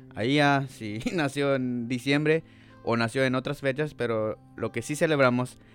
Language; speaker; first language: Spanish; native; Spanish